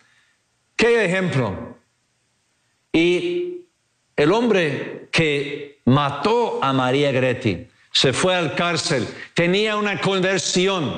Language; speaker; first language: Spanish; non-native, fluent; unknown